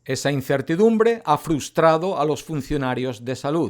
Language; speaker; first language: Spanish; native; Spanish